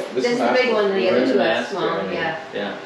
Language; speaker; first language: English; native; English